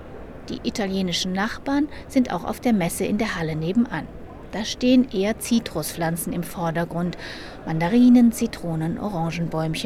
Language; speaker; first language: German; native; German